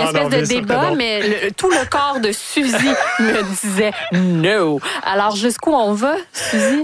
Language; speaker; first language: French; native; French